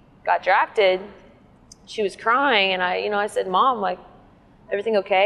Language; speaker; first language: English; native; English